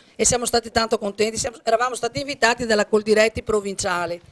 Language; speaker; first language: Italian; native; Italian